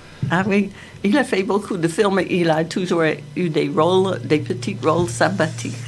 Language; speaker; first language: French; non-native, fluent; English